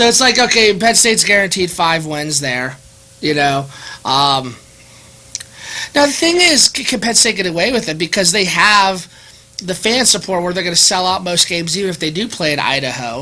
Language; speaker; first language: English; native; English